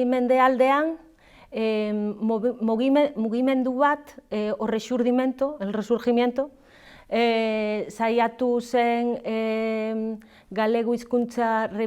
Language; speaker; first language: Basque; non-native, learner; Galician